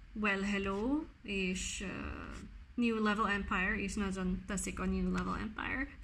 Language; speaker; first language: Hungarian; non-native, learner; English